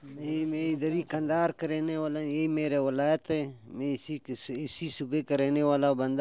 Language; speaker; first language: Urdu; non-native, local second language; Pashto